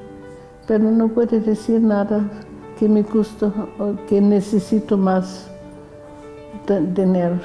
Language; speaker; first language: Spanish; non-native, learner; German